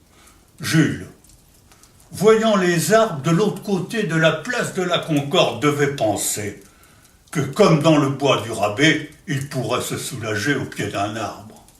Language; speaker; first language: French; native; French